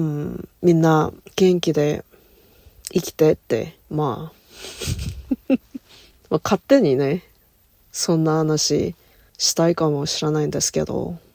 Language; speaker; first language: Japanese; non-native, learner; Korean